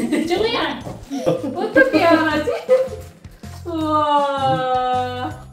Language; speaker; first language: Korean; non-native, fluent; Cebuano